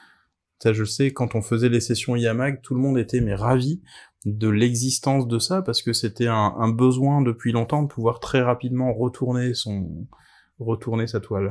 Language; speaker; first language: French; native; French